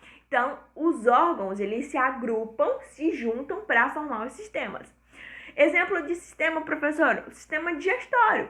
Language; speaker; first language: Portuguese; native; Portuguese